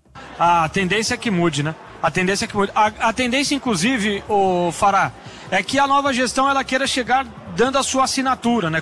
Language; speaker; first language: Portuguese; native; Portuguese